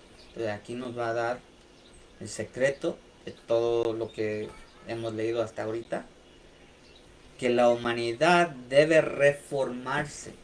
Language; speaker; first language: Spanish; early bilingual, heritage; Spanish